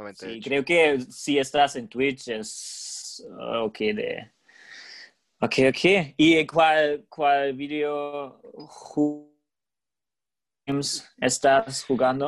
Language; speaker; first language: Spanish; non-native, learner; German